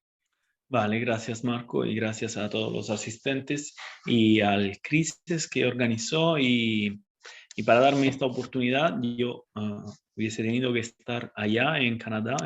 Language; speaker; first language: Spanish; non-native, fluent; Italian